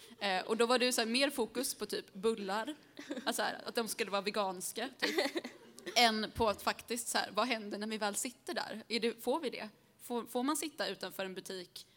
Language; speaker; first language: Swedish; early bilingual, other home language; Spanish